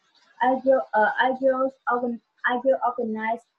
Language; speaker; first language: English; non-native, learner; Vietnamese